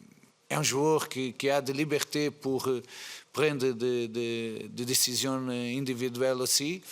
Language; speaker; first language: French; non-native, fluent; Portuguese